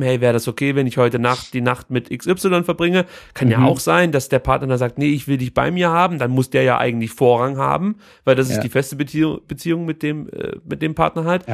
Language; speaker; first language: German; native; German